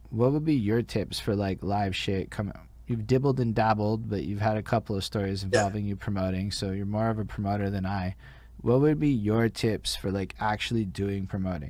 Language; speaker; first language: English; native; English